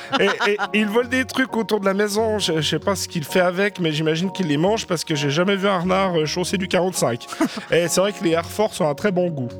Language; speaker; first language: French; native; French